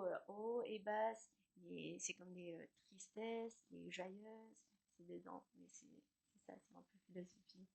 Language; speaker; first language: French; non-native, learner; Chinese